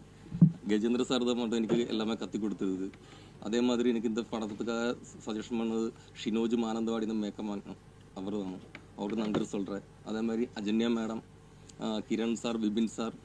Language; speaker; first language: Tamil; non-native, learner; Malayalam